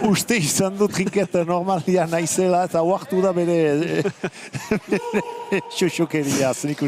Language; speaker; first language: Basque; native; Basque